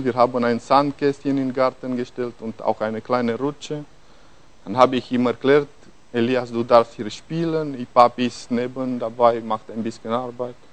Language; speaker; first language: German; non-native, fluent; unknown